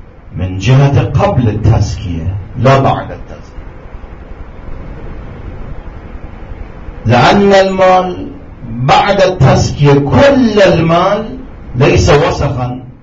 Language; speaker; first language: Arabic; non-native, fluent; Persian